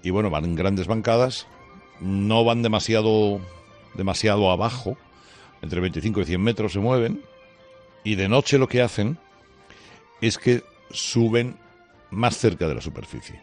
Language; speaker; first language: Spanish; native; Spanish